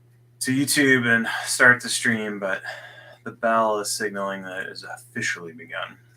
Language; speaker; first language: English; native; English